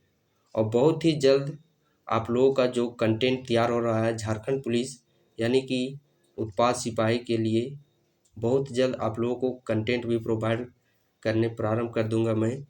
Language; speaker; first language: Hindi; native; Hindi